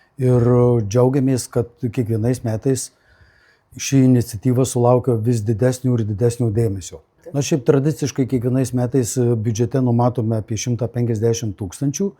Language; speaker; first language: Lithuanian; native; Lithuanian